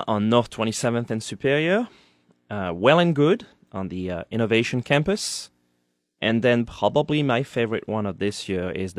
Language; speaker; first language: English; non-native, fluent; French